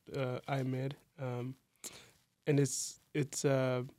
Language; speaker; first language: English; non-native, fluent; Kinyarwanda